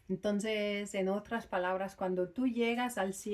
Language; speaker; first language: Spanish; non-native, fluent; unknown